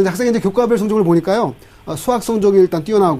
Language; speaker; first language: Korean; native; Korean